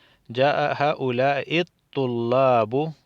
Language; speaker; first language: Arabic; non-native, fluent; Spanish